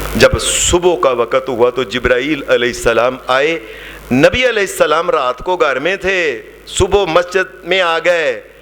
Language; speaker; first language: Urdu; non-native, local second language; Punjabi